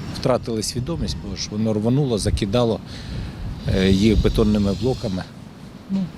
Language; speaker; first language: Ukrainian; native; Ukrainian